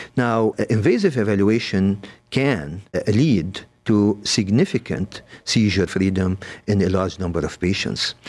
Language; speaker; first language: English; non-native, fluent; Arabic